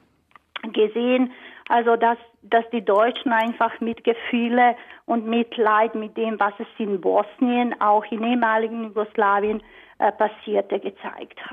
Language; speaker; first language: German; non-native, fluent; Croatian